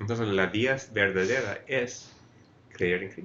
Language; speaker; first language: Spanish; non-native, fluent; English